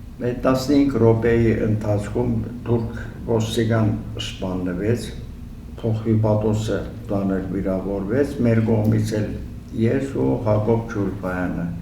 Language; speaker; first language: Armenian; early bilingual, heritage; Armenian